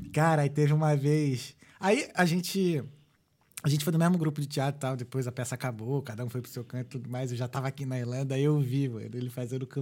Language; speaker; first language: Portuguese; native; Portuguese